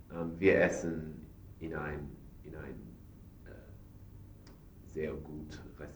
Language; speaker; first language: German; non-native, learner; English